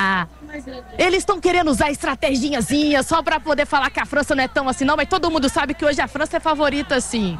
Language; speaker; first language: Portuguese; native; Portuguese